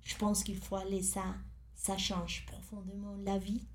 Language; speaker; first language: French; non-native, fluent; Spanish